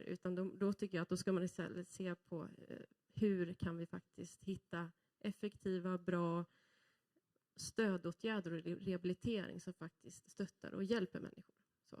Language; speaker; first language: Swedish; native; Swedish